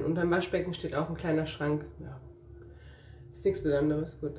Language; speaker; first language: German; native; German